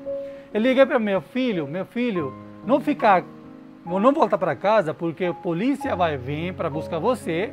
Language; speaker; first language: Portuguese; non-native, learner; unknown